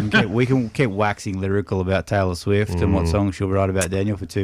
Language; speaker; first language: English; native; English